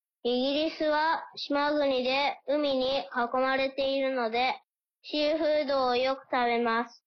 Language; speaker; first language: Japanese; early bilingual, heritage; Japanese